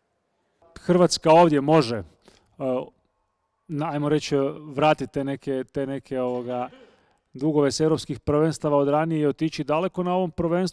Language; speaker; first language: Croatian; native; Croatian